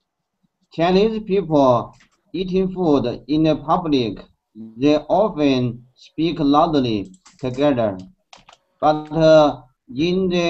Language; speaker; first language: English; non-native, learner; Chinese